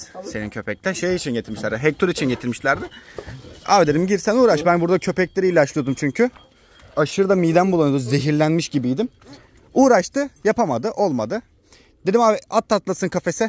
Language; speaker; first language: Turkish; native; Turkish